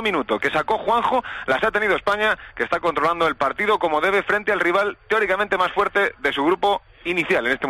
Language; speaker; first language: Spanish; native; Spanish